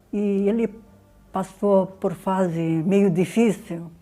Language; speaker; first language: Portuguese; non-native, learner; Arabic